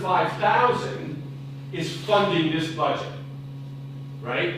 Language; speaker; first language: English; native; English